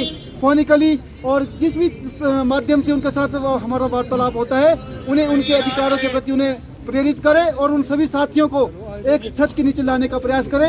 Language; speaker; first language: Hindi; native; Hindi